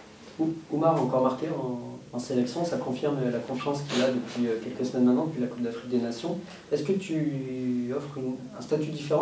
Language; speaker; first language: French; native; French